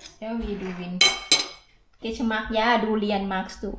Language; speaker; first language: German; non-native, learner; Thai